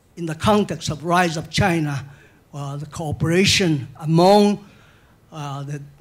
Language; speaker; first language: English; non-native, fluent; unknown